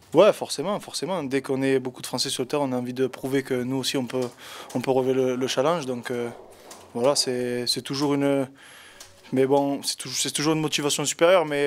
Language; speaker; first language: French; native; French